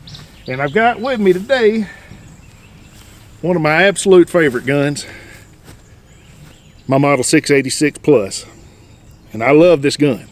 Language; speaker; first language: English; native; English